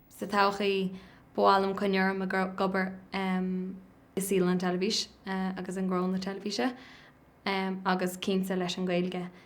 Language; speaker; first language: Irish; native; Irish